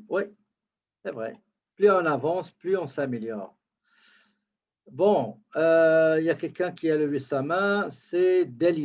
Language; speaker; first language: French; native; French